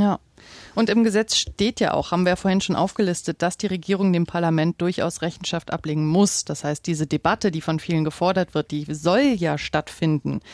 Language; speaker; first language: German; native; German